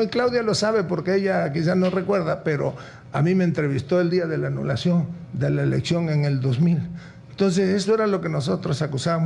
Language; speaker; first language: Spanish; native; Spanish